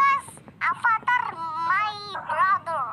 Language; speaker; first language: English; non-native, learner; Indonesian